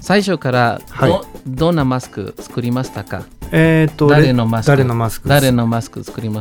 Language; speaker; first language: Japanese; non-native, learner; Spanish